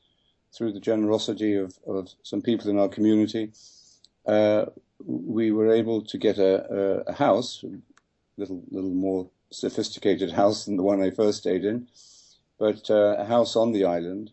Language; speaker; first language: English; native; English